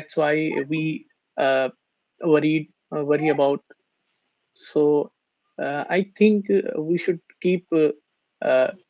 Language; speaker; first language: English; non-native, learner; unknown